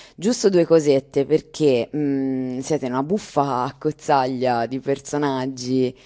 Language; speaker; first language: Italian; native; Italian